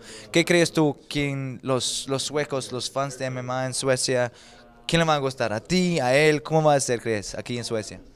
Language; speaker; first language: Spanish; non-native, fluent; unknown